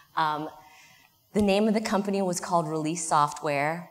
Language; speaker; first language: English; native; English